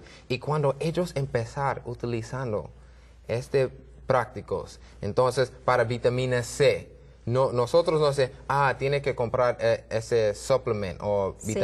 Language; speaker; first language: Spanish; non-native, learner; English